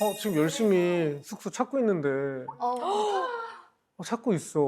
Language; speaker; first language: Korean; native; Korean